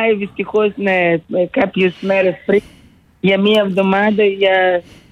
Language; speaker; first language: Greek; non-native, fluent; Russian